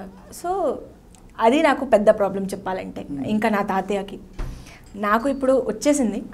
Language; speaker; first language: Telugu; non-native, learner; Hindi